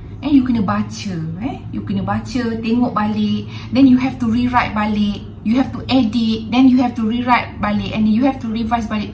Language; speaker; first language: English; non-native, local second language; Malay